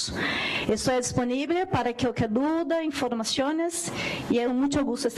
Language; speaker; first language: Portuguese; non-native, learner; Spanish